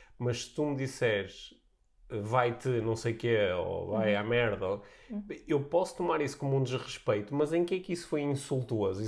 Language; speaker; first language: Portuguese; native; Portuguese